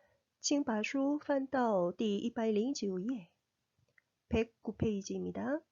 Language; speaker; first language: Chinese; non-native, fluent; Korean